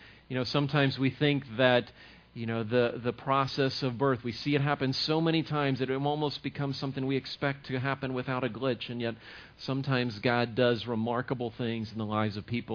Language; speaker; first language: English; native; English